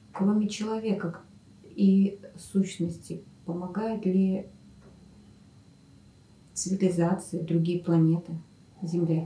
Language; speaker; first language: Russian; native; Russian